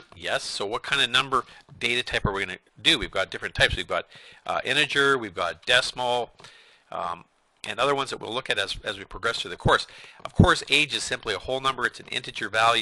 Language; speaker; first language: English; native; English